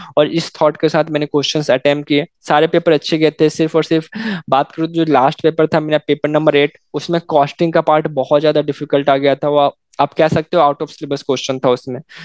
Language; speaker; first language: Hindi; native; Hindi